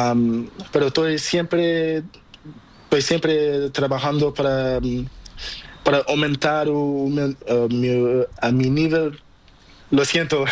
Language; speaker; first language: Spanish; non-native, learner; Portuguese